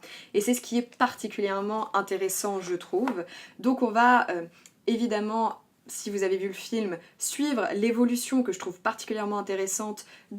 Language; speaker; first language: French; native; French